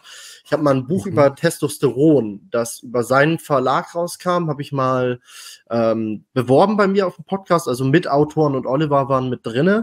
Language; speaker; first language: German; native; German